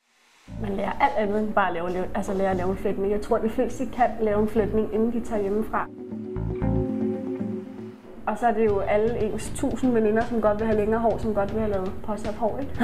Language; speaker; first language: Danish; native; Danish